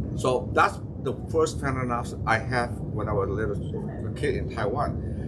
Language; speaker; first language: English; non-native, fluent; Chinese